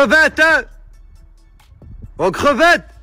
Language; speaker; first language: French; native; French